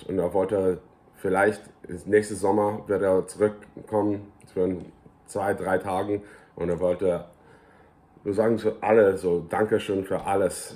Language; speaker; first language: German; early bilingual, heritage; English